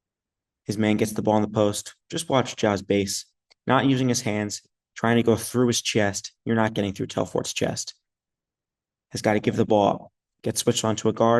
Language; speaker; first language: English; native; English